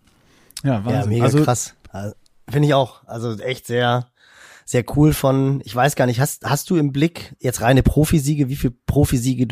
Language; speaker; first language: German; native; German